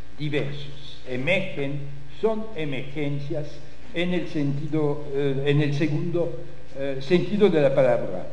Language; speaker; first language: Spanish; non-native, fluent; French